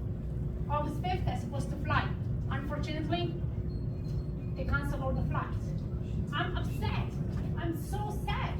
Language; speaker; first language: English; non-native, local second language; Hebrew